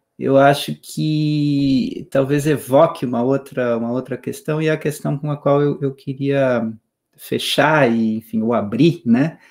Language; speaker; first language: Portuguese; native; Portuguese